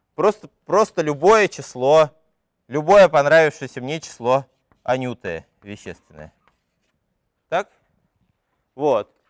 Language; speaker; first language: Russian; native; Russian